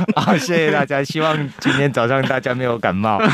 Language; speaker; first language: Chinese; non-native, local second language; Min Nan Chinese